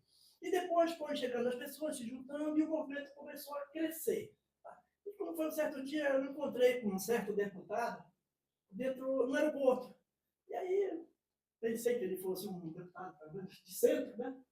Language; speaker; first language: Portuguese; native; Portuguese